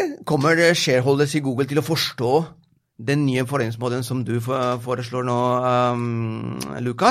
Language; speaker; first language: Norwegian; non-native, fluent; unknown